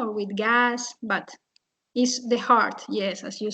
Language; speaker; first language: English; non-native, fluent; Spanish